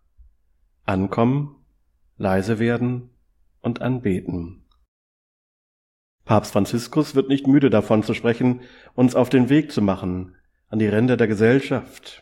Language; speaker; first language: German; native; German